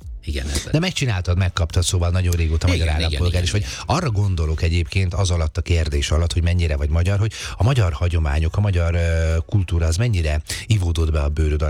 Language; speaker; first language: Hungarian; native; Hungarian